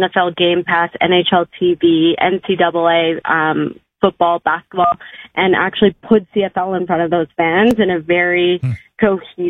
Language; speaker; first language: English; native; English